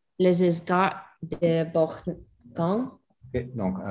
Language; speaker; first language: French; non-native, learner; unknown